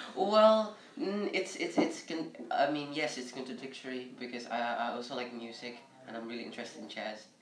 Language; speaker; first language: English; early bilingual, other home language; Indonesian